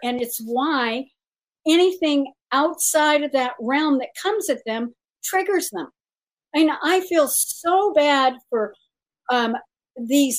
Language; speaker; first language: English; native; English